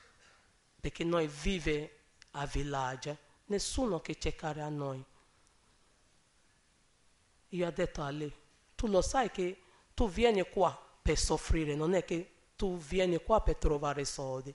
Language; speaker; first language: Italian; non-native, learner; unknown